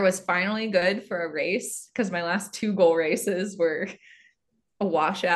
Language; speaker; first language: English; native; English